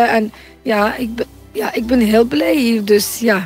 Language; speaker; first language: Dutch; non-native, learner; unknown